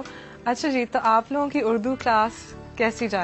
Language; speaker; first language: Hindi; native; Hindi